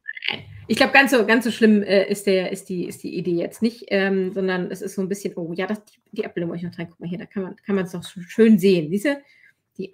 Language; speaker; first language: German; native; German